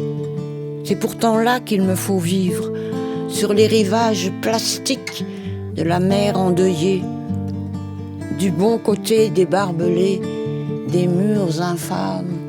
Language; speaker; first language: French; native; French